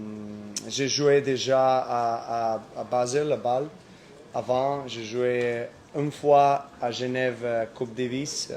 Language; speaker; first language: French; non-native, learner; Serbian